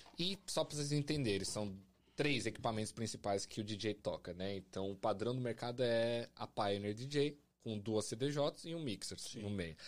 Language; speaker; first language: Portuguese; native; Portuguese